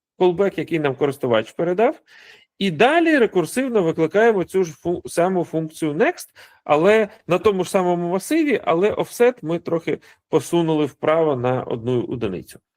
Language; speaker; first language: Ukrainian; non-native, local second language; Russian